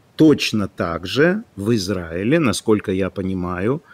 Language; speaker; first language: Russian; non-native, local second language; Ukrainian